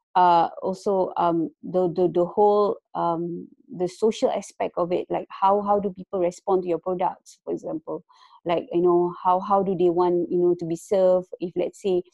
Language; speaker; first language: English; non-native, local second language; Malay